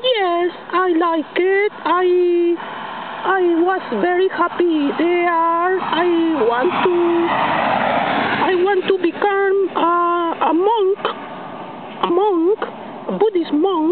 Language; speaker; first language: English; non-native, learner; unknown